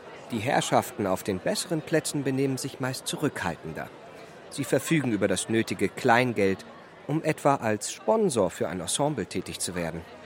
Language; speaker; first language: German; native; German